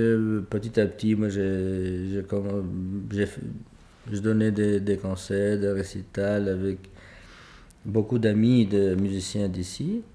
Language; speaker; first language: French; non-native, fluent; Albanian